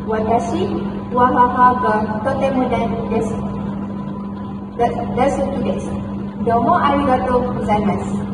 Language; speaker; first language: Japanese; non-native, learner; Malay